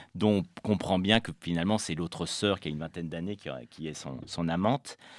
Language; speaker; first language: French; native; French